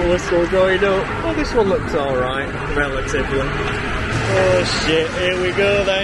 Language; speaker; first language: English; native; English